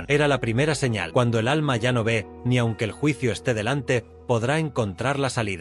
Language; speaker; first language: Spanish; native; Spanish